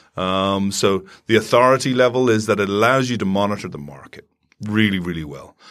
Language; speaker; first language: English; native; English